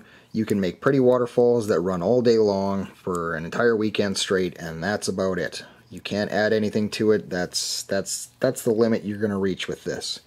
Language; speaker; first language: English; native; English